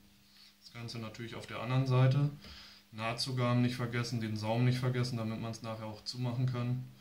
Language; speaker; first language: German; native; German